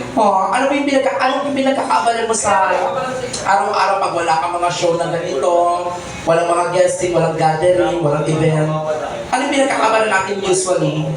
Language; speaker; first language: Filipino; non-native, local second language; Cebuano